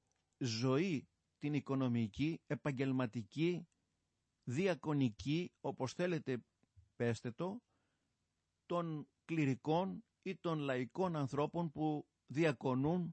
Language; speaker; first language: Greek; native; Greek